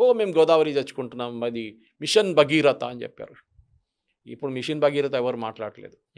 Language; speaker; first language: Telugu; non-native, fluent; Malayalam